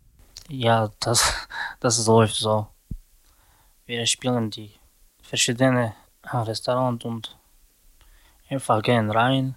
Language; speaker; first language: German; non-native, learner; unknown